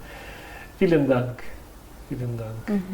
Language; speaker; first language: German; non-native, learner; Russian